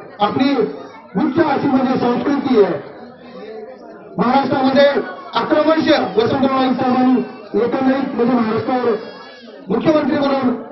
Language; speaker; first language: Marathi; non-native, local second language; Lambadi